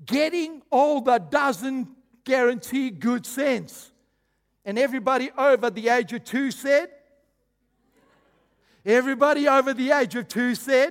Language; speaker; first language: English; early bilingual, other home language; Croatian